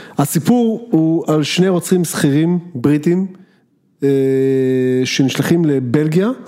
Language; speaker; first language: Hebrew; native; Hebrew